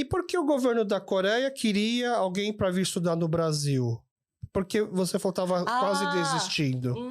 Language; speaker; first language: Portuguese; early bilingual, other home language; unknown